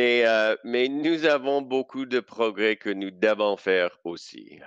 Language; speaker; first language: French; non-native, local second language; English